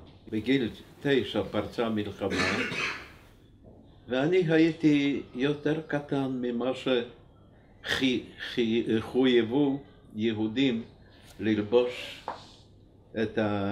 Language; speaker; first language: Hebrew; non-native, fluent; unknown